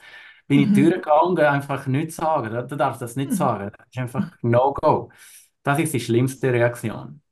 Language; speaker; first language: German; non-native, learner; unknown